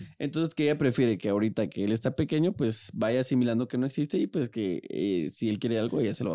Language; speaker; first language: Spanish; native; Spanish